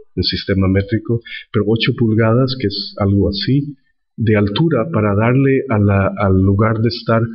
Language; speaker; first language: Spanish; native; Spanish